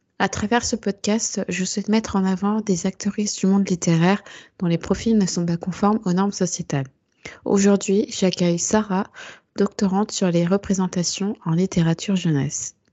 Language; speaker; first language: French; native; French